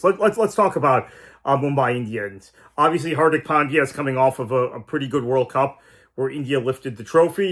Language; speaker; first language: English; native; English